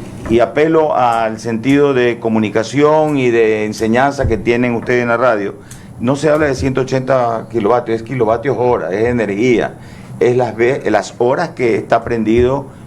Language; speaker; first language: Spanish; native; Spanish